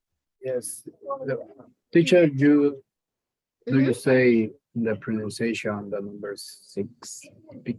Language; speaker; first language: English; non-native, learner; Spanish